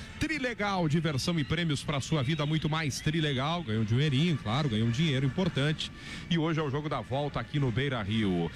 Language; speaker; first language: Portuguese; native; Portuguese